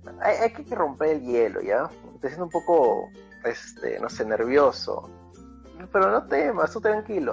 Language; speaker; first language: Spanish; native; Spanish